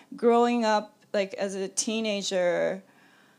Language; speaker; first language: English; non-native, fluent; Japanese